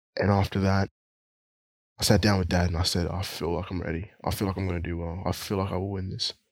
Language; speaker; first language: English; non-native, local second language; Swahili